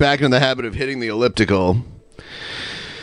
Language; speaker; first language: English; native; English